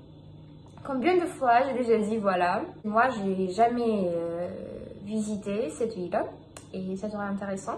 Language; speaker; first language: French; non-native, fluent; Russian